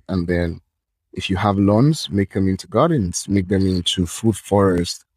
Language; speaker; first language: English; non-native, local second language; Yoruba